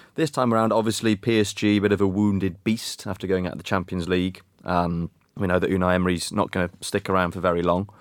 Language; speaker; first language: English; native; English